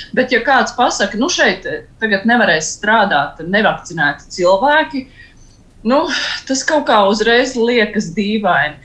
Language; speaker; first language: Latvian; native; Latvian